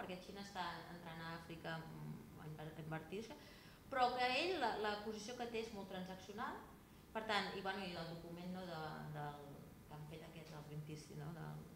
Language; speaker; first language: Catalan; native; Catalan